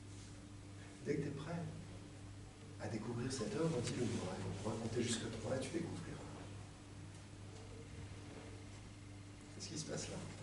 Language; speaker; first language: French; native; French